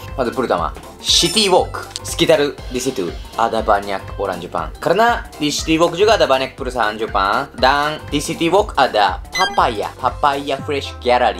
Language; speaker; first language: Indonesian; non-native, learner; Japanese